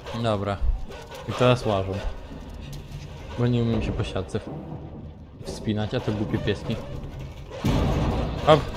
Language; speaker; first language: Polish; native; Polish